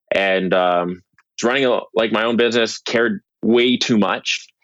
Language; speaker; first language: English; native; English